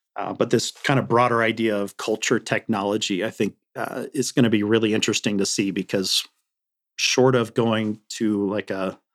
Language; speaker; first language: English; native; English